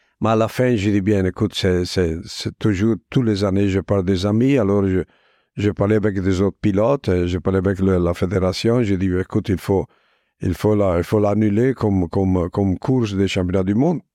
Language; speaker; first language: French; non-native, fluent; Italian